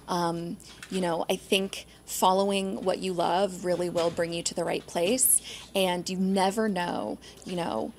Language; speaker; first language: English; native; English